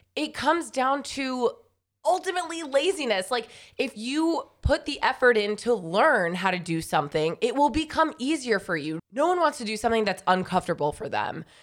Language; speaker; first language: English; native; English